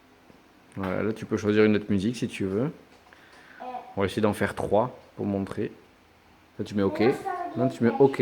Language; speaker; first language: French; native; French